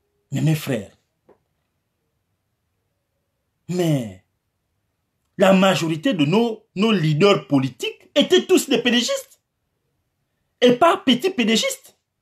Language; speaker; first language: French; non-native, local second language; Fang